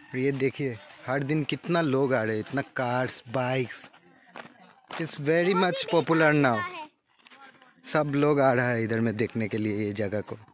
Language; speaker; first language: Hindi; non-native, local second language; Bangla